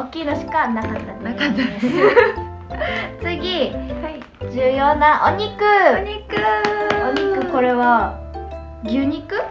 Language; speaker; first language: Japanese; native; Japanese